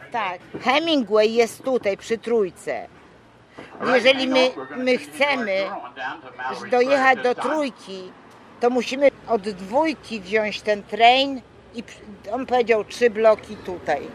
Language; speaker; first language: Polish; native; Polish